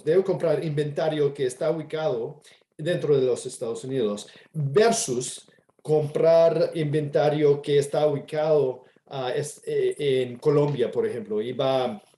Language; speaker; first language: Spanish; non-native, fluent; English